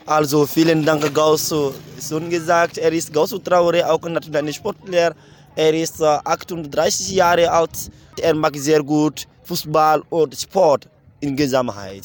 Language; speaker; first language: German; non-native, learner; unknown